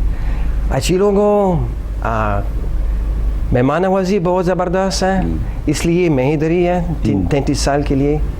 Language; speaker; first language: Hindi; non-native, learner; English